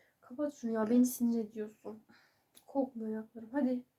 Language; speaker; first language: Turkish; native; Turkish